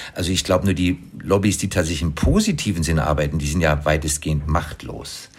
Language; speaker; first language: German; native; German